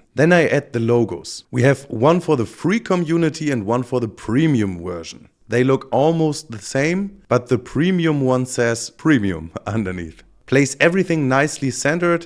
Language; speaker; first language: English; non-native, fluent; German